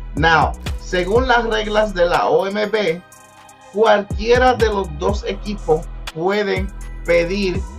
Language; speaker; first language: Spanish; early bilingual, heritage; Spanish